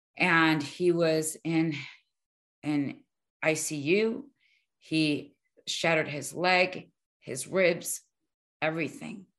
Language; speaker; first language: English; early bilingual, other home language; Spanish